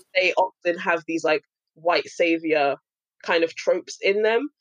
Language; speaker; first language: English; native; English